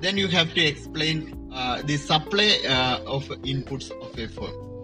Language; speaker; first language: English; non-native, local second language; Malayalam